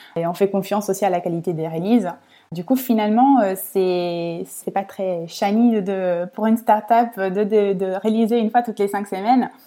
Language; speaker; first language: French; non-native, fluent; Italian